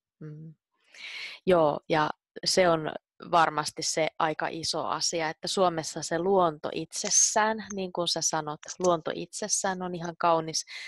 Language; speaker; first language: Finnish; native; Finnish